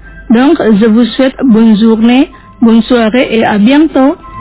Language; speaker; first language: French; non-native, fluent; Indonesian